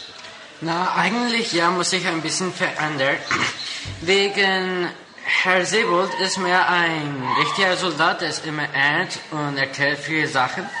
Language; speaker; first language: German; non-native, local second language; Spanish